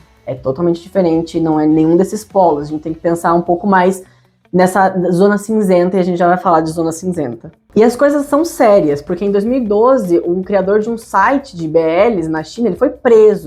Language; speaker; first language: Portuguese; native; Portuguese